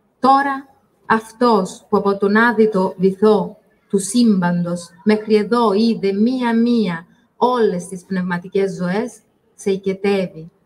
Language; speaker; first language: Greek; non-native, fluent; Italian